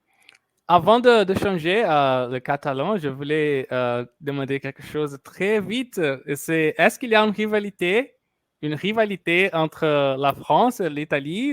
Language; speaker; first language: French; non-native, fluent; Portuguese